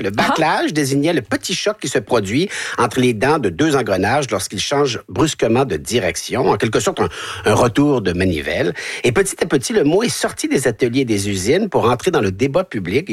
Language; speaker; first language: French; native; French